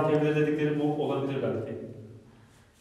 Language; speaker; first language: Turkish; native; Turkish